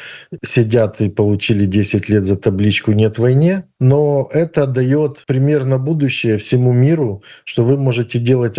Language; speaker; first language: Russian; native; Russian